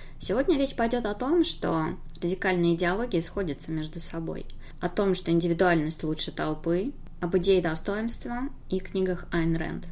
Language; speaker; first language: Russian; native; Russian